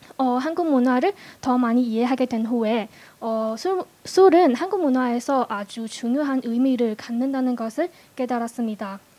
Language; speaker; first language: Korean; non-native, fluent; Cantonese